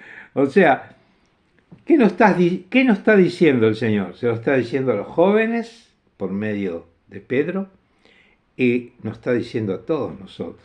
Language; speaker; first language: Spanish; non-native, fluent; Italian